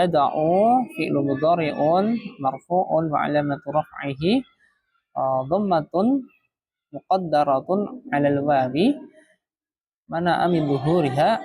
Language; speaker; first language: Arabic; non-native, fluent; Indonesian